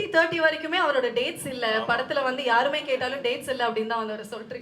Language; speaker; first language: Tamil; native; Tamil